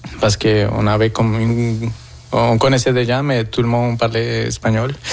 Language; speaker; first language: French; non-native, fluent; Spanish